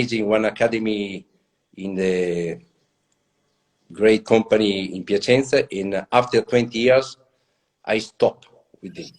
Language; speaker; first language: English; non-native, learner; Italian